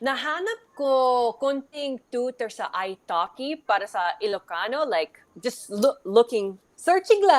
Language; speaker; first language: Filipino; early bilingual, heritage; English